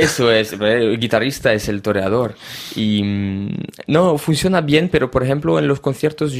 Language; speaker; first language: Spanish; early bilingual, heritage; French